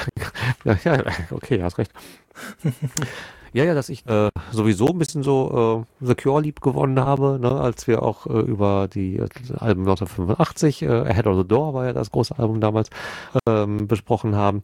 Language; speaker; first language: German; native; German